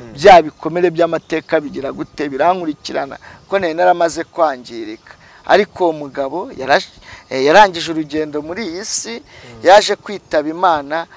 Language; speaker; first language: Kinyarwanda; native; Kinyarwanda